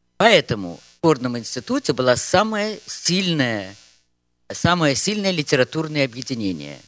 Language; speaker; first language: Russian; native; Russian